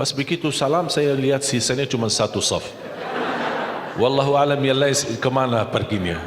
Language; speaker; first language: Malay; non-native, fluent; Arabic